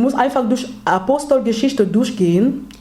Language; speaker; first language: German; non-native, learner; French